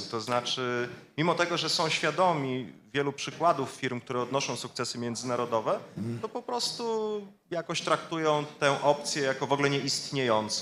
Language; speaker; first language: Polish; native; Polish